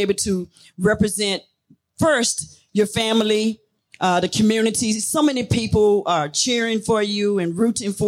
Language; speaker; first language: English; native; English